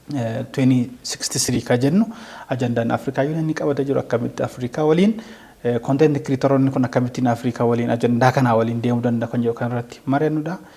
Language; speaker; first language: Oromo; native; Oromo